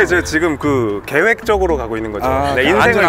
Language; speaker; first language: Korean; native; Korean